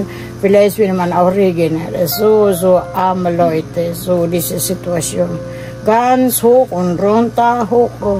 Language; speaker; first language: German; non-native, learner; Filipino